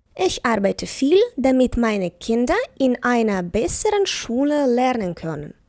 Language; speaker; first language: German; non-native, fluent; Ukrainian